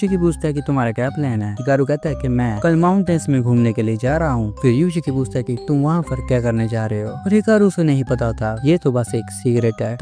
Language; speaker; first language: Hindi; native; Hindi